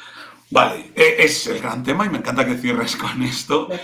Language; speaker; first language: Spanish; native; Spanish